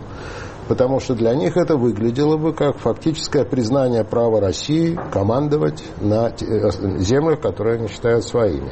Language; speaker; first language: Russian; native; Russian